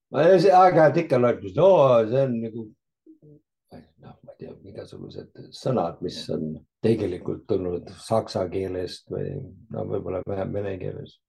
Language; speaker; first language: Estonian; early bilingual, heritage; Estonian